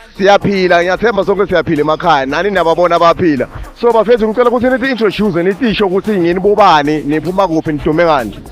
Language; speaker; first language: Zulu; non-native, local second language; Swati